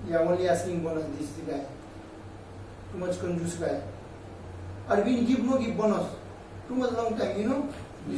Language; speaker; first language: English; non-native, learner; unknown